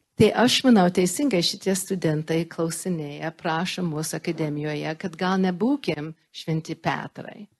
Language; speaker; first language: Lithuanian; early bilingual, heritage; Lithuanian